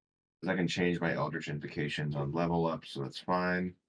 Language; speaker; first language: English; native; English